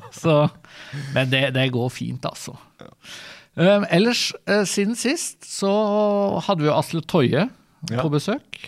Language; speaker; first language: Norwegian; native; Norwegian